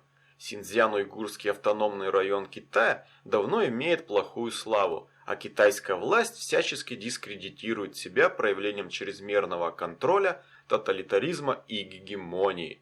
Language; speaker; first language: Russian; native; Russian